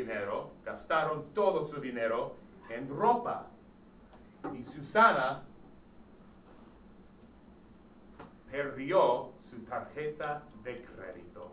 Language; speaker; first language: Spanish; non-native, fluent; English